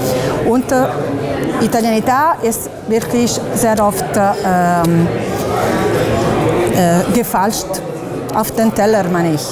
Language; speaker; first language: German; non-native, fluent; Italian